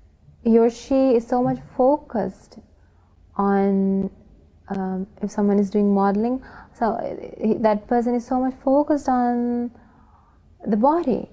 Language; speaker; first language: English; non-native, local second language; Sinhala